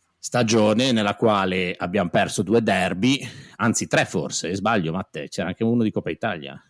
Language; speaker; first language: Italian; native; Italian